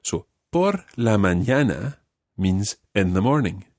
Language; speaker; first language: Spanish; non-native, fluent; English